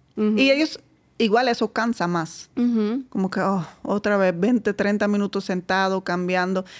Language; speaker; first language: Spanish; non-native, fluent; Dutch